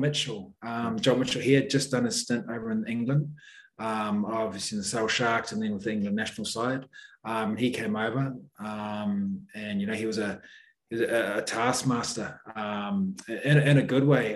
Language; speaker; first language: English; native; English